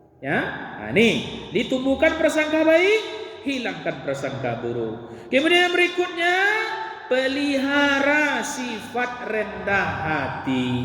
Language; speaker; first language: Malay; non-native, local second language; Minangkabau